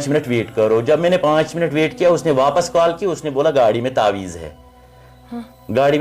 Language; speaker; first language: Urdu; non-native, local second language; Kashmiri